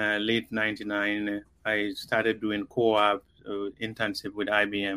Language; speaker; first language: English; non-native, local second language; Mandingo